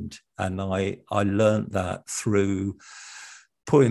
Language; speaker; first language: English; native; English